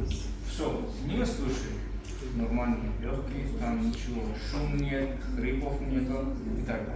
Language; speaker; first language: Russian; non-native, fluent; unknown